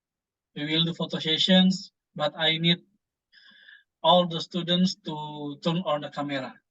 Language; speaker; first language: English; non-native, fluent; Indonesian